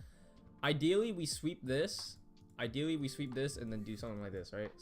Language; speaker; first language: English; native; English